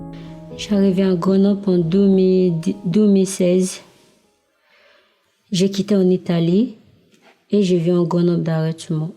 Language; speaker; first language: French; non-native, learner; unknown